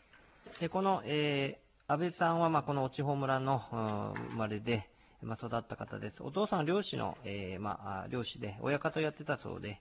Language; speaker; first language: Japanese; native; Japanese